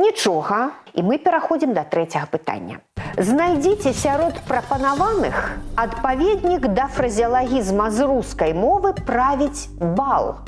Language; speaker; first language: Belarusian; native; Belarusian